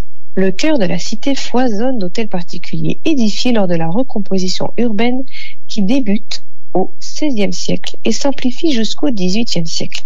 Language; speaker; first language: French; native; French